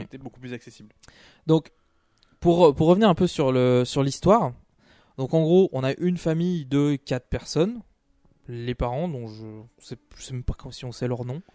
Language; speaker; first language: French; native; French